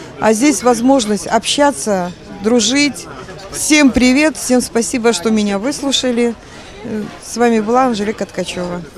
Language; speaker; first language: Russian; native; Russian